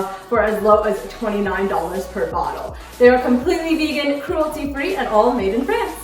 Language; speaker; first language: English; native; English